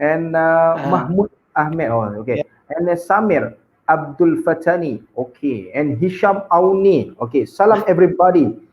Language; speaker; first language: English; non-native, local second language; Malay